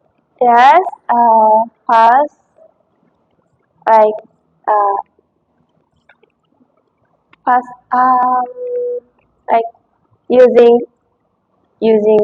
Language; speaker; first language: English; non-native, learner; Japanese